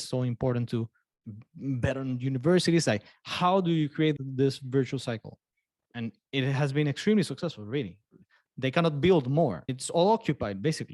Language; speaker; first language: English; non-native, fluent; Spanish